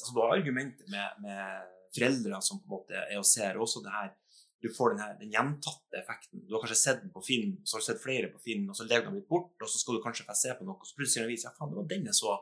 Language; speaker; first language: Norwegian; native; Norwegian